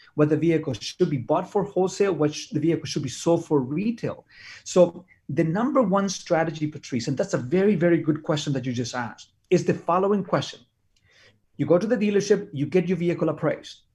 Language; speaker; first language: English; non-native, fluent; Spanish